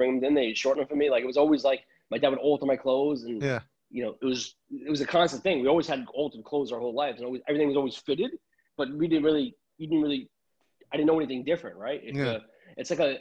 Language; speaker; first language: English; early bilingual, other home language; Italian